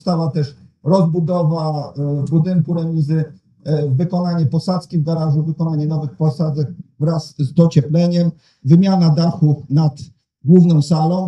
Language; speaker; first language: Polish; native; Polish